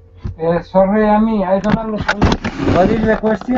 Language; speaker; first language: English; non-native, learner; Spanish